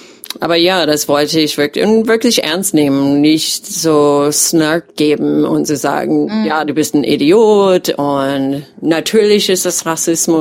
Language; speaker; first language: German; non-native, fluent; English